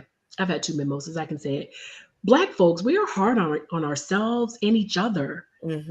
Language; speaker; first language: English; native; English